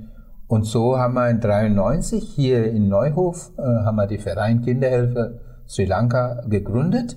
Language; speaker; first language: German; non-native, fluent; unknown